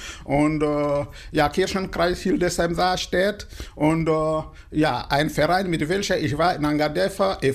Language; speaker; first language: German; non-native, learner; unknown